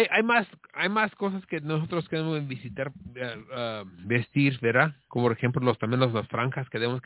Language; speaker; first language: Spanish; early bilingual, heritage; Spanish